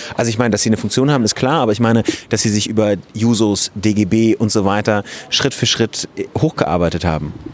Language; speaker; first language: German; native; German